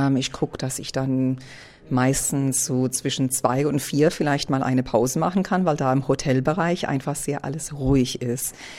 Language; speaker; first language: German; early bilingual, heritage; English